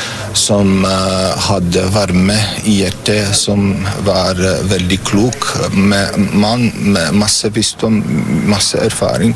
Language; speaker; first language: Norwegian; non-native, fluent; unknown